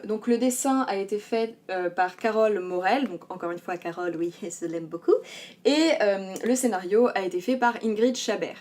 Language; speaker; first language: French; native; French